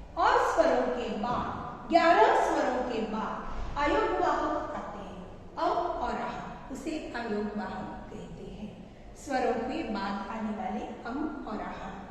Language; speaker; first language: Hindi; non-native, local second language; Marathi